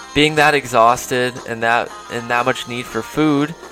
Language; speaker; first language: English; native; English